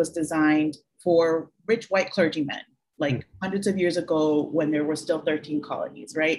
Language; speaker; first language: English; early bilingual, other home language; Spanish